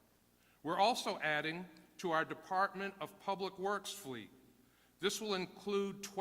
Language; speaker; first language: English; native; English